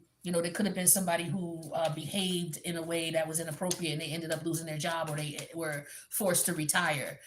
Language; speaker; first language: English; native; English